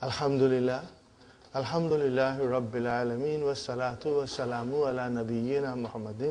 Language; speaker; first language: Arabic; non-native, fluent; Urdu